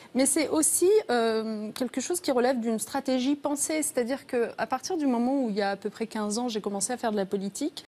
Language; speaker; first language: French; early bilingual, other home language; Riffian